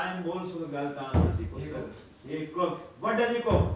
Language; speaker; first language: English; non-native, local second language; Urdu